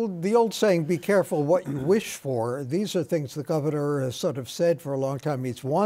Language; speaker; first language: English; native; English